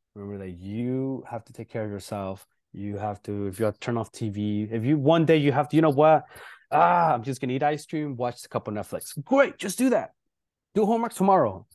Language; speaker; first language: English; early bilingual, other home language; Spanish